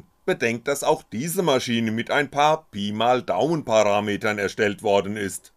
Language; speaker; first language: German; native; German